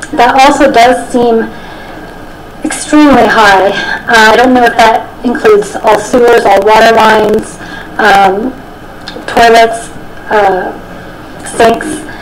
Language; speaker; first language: English; native; English